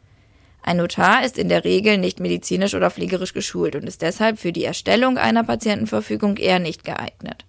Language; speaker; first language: German; native; German